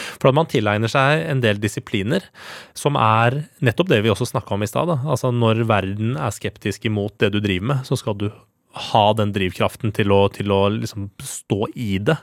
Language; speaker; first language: Norwegian; early bilingual, other home language; Persian